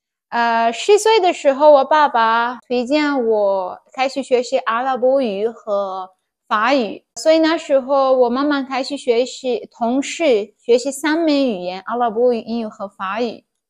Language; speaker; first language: Chinese; non-native, fluent; Persian